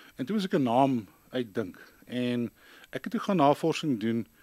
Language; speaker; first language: Afrikaans; native; Afrikaans